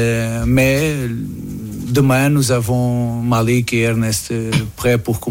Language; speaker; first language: French; non-native, learner; Portuguese